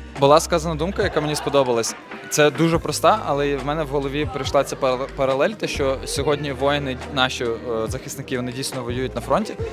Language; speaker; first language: Ukrainian; native; Ukrainian